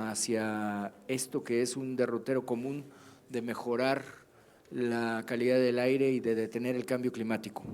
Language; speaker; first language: Spanish; native; Spanish